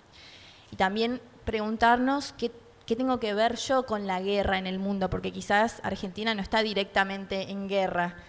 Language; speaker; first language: Spanish; native; Spanish